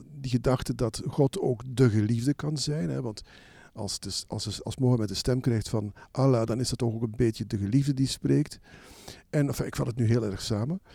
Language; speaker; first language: Dutch; native; Dutch